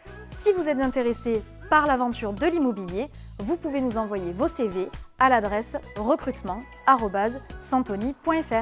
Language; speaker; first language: French; native; French